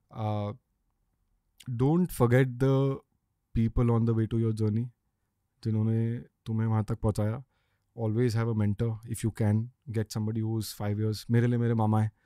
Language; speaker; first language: Hindi; native; Hindi